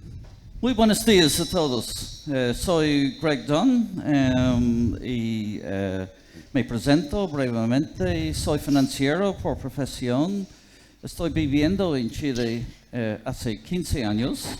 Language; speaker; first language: Spanish; non-native, fluent; English